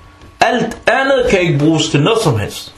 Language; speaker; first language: Danish; non-native, fluent; Arabic